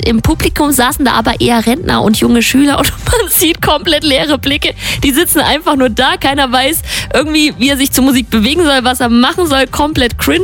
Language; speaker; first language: German; native; German